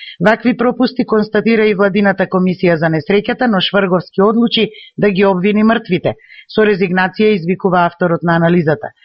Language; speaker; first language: Macedonian; native; Macedonian